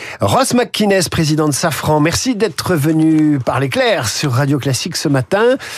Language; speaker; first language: French; native; French